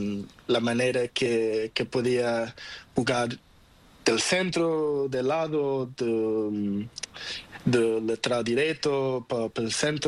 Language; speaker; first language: Spanish; non-native, fluent; Portuguese